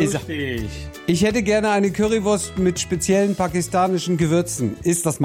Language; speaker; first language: German; native; German